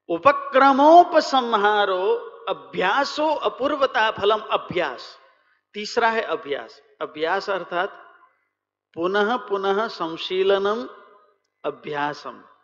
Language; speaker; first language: Hindi; non-native, local second language; Gujarati